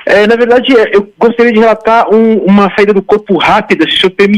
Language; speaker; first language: Portuguese; native; Portuguese